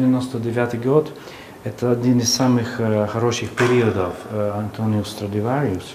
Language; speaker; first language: Russian; non-native, fluent; Hungarian